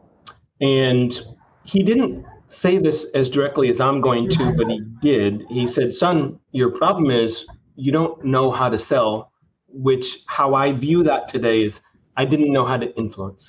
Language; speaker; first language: English; native; English